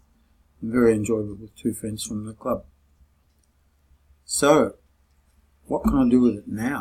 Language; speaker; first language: English; native; English